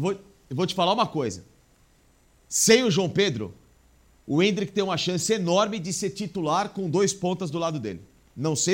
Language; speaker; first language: Portuguese; native; Portuguese